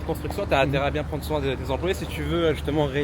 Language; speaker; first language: French; native; French